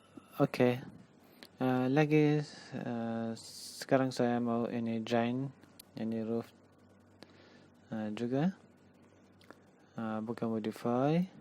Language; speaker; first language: Indonesian; non-native, learner; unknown